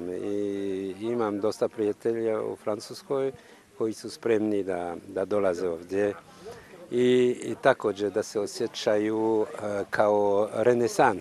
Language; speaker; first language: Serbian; non-native, fluent; French